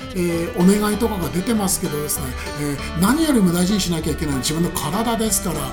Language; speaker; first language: Japanese; native; Japanese